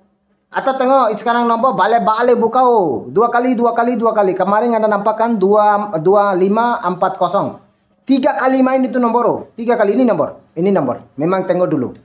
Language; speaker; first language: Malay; non-native, learner; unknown